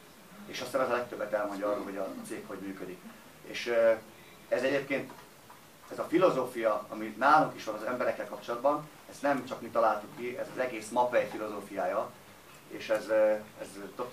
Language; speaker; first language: Hungarian; native; Hungarian